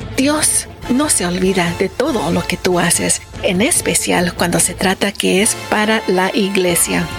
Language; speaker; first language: Spanish; native; Spanish